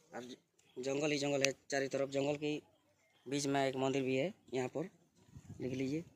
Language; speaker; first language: Hindi; non-native, local second language; Odia